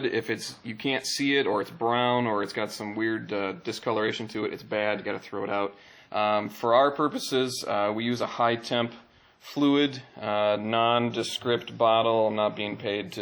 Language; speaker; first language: English; native; English